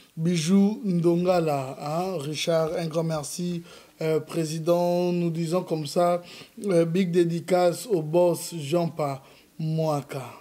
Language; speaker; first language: French; non-native, local second language; Lingala